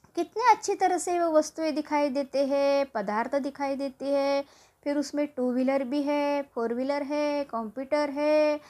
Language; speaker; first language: Hindi; non-native, local second language; Marathi